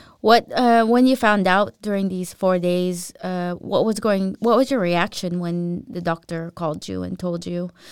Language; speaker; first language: English; early bilingual, other home language; Filipino